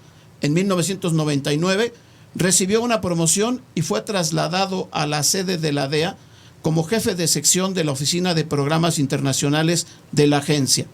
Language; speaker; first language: Spanish; native; Spanish